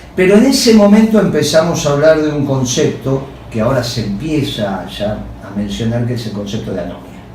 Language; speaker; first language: Spanish; native; Spanish